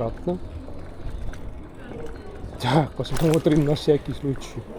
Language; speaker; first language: Russian; non-native, local second language; Estonian